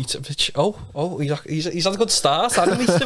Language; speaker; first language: English; native; English